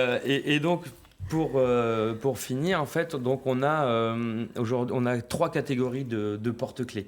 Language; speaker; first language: French; native; French